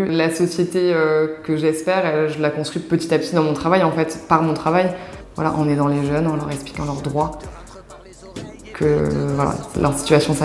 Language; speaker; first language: French; native; French